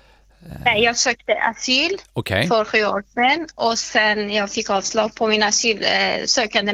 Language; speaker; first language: Swedish; non-native, fluent; Persian